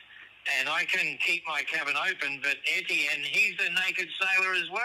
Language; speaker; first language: English; native; English